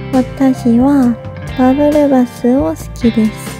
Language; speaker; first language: Japanese; non-native, learner; Korean